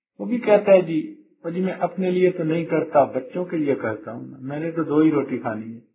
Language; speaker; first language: Urdu; non-native, local second language; Punjabi